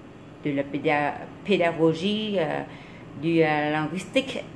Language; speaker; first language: French; non-native, learner; Vietnamese